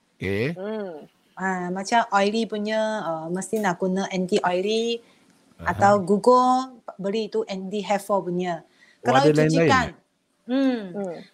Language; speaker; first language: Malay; non-native, local second language; Chinese